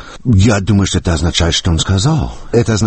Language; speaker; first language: Russian; non-native, fluent; English